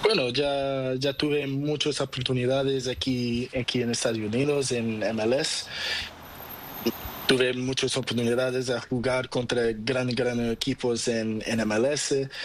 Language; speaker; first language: Spanish; non-native, learner; Portuguese